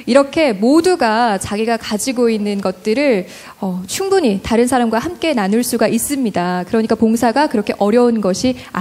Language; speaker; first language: Korean; native; Korean